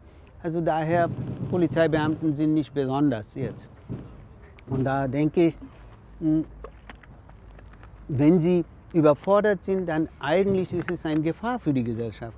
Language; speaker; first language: German; non-native, fluent; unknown